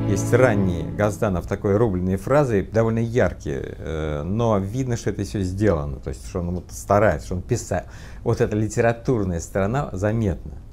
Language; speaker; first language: Russian; native; Russian